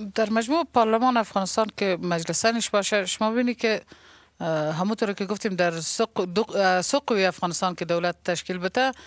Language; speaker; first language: Persian; native; Persian